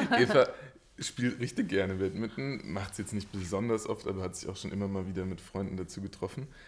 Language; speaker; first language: German; native; German